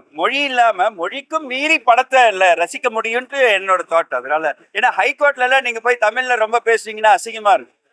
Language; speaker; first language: Tamil; native; Tamil